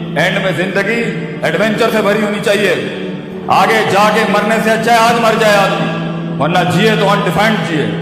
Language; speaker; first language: Urdu; non-native, local second language; Punjabi